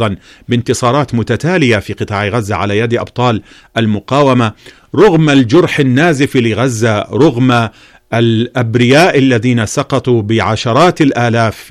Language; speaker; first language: Arabic; native; Arabic